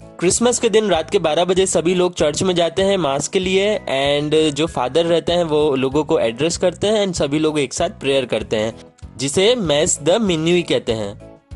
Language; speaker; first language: Hindi; native; Hindi